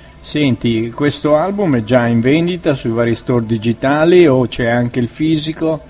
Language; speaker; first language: Italian; native; Italian